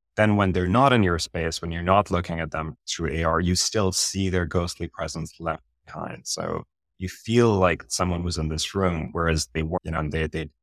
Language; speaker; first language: English; non-native, local second language; Urdu